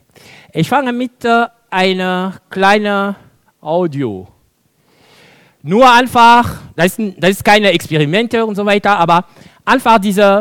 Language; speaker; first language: German; non-native, fluent; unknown